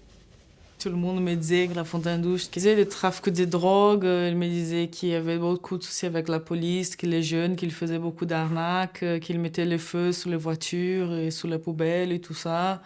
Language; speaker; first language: French; non-native, fluent; Portuguese